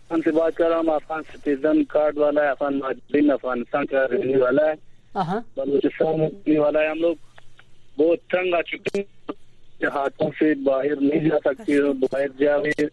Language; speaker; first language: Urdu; non-native, learner; Pashto